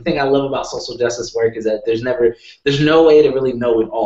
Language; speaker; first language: English; native; English